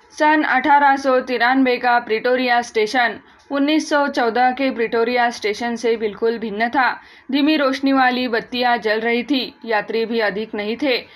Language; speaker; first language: Hindi; non-native, local second language; Marathi